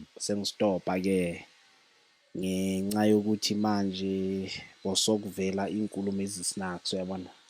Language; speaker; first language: Zulu; non-native, local second language; Southern Sotho